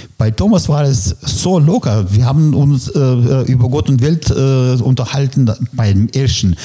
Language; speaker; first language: German; non-native, fluent; Russian